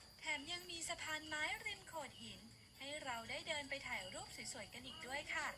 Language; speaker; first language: Thai; native; Thai